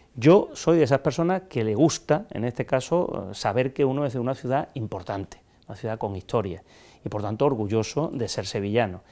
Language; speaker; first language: Spanish; native; Spanish